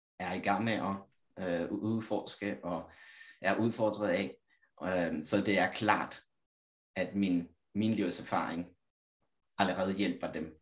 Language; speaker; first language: Danish; non-native, fluent; Italian